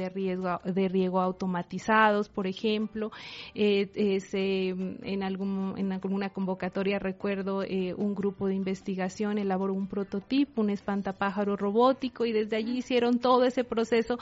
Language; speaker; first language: Spanish; native; Spanish